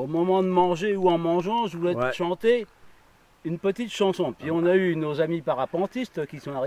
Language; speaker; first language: French; native; French